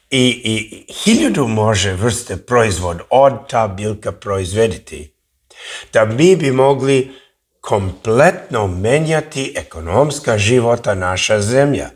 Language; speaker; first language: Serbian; early bilingual, heritage; English